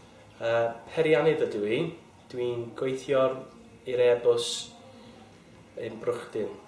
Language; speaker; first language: Welsh; non-native, local second language; English